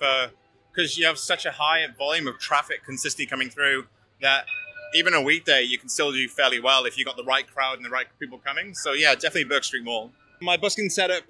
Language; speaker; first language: English; native; English